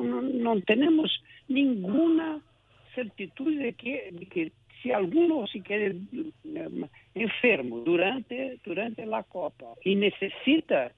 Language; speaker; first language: Spanish; non-native, local second language; Portuguese